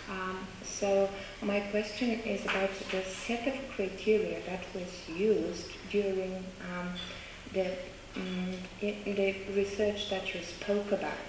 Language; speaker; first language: English; non-native, fluent; Bulgarian